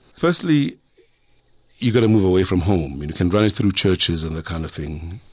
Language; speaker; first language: English; non-native, local second language; Zulu